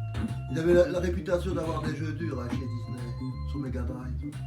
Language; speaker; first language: French; native; French